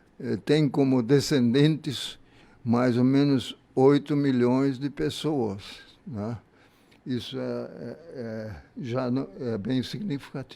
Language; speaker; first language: Portuguese; early bilingual, other home language; German